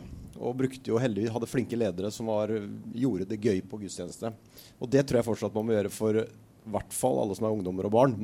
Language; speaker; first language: Norwegian; native; Norwegian